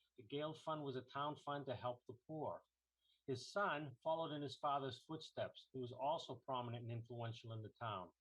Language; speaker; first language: English; native; English